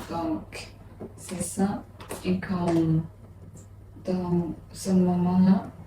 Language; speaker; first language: French; non-native, learner; English